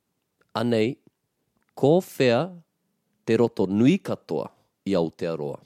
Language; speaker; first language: Māori; non-native, local second language; English